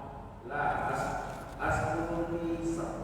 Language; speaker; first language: Arabic; non-native, learner; Indonesian